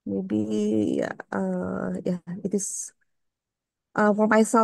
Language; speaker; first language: English; non-native, learner; Indonesian